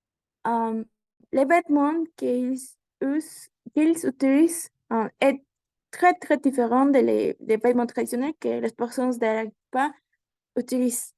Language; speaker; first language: French; non-native, learner; Spanish